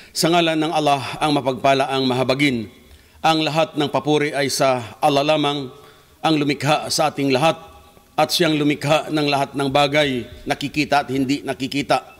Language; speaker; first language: Filipino; non-native, local second language; Hiligaynon